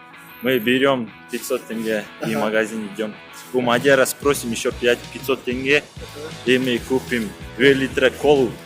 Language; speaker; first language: Russian; non-native, local second language; Kazakh